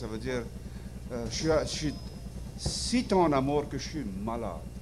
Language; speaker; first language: French; early bilingual, heritage; French